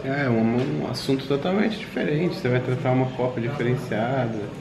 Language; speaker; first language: Portuguese; native; Portuguese